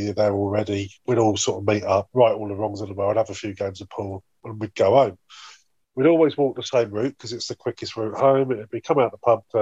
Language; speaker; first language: English; native; English